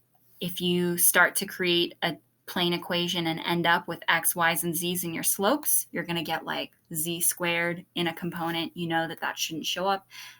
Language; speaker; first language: English; native; English